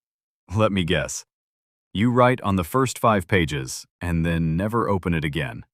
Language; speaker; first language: English; native; English